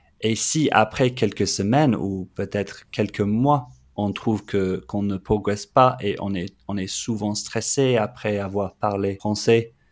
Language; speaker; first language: French; non-native, fluent; English